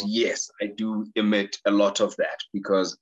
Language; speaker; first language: English; non-native, local second language; Zulu